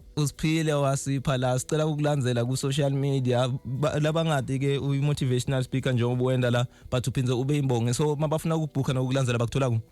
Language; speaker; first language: Zulu; native; Zulu